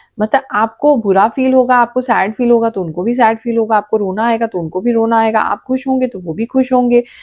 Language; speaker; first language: Hindi; native; Hindi